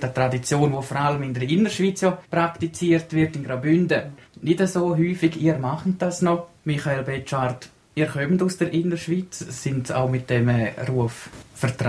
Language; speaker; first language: German; native; German